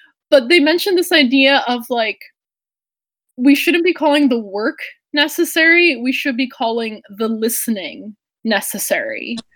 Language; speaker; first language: English; native; English